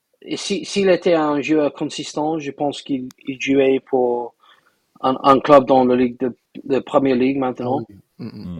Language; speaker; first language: French; non-native, fluent; English